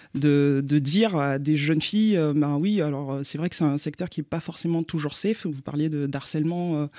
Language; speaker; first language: French; native; French